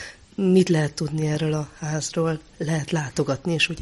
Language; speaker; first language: Hungarian; native; Hungarian